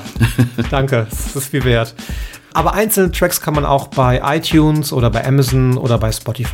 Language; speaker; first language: German; native; German